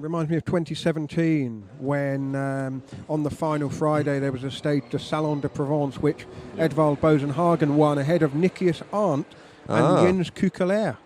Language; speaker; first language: English; native; English